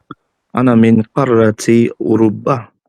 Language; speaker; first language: Arabic; non-native, learner; English